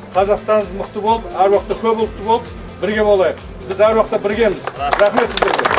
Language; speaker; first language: Kazakh; native; Kazakh